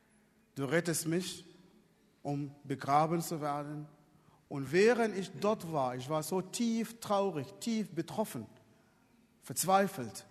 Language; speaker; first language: German; non-native, fluent; Arabic